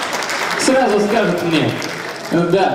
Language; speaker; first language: Russian; native; Russian